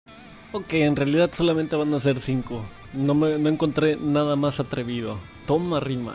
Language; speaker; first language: Spanish; native; Spanish